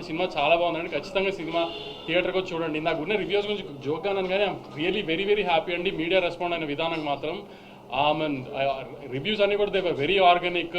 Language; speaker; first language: Telugu; native; Telugu